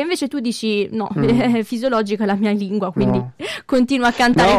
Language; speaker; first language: Italian; native; Italian